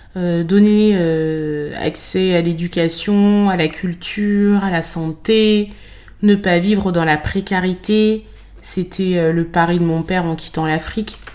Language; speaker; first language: French; native; French